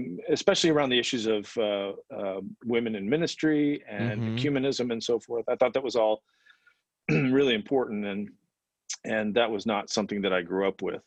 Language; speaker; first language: English; native; English